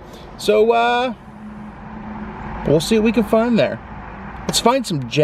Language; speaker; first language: English; native; English